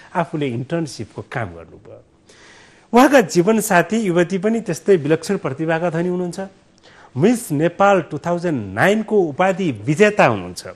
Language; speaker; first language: Nepali; native; Nepali